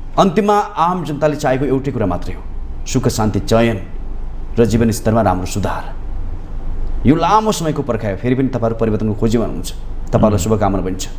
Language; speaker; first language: Nepali; native; Nepali